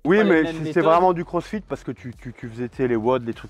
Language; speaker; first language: French; native; French